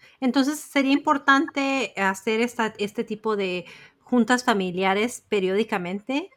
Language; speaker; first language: Spanish; early bilingual, heritage; Spanish